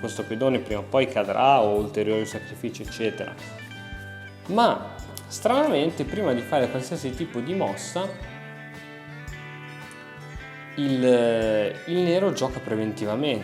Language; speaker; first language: Italian; native; Italian